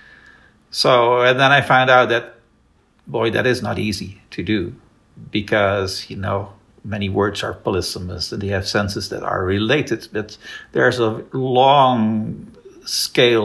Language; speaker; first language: English; non-native, fluent; Dutch